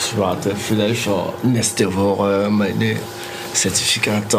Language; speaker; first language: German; non-native, learner; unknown